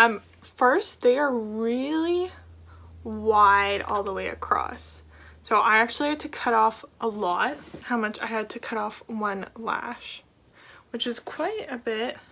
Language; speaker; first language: English; native; English